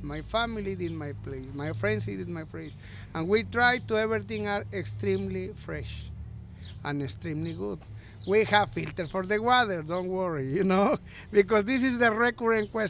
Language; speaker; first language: English; non-native, learner; Spanish